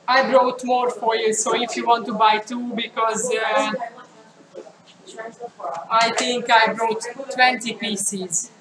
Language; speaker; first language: English; non-native, fluent; Hungarian